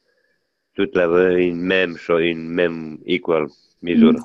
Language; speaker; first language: French; non-native, learner; Italian